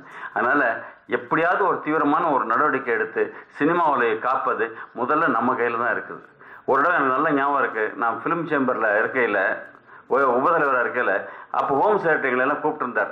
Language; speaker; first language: Tamil; native; Tamil